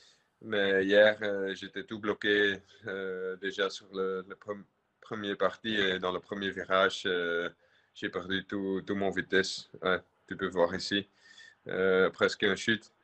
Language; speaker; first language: French; non-native, local second language; Dutch